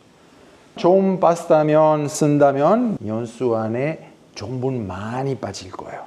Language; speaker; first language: Korean; non-native, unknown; Italian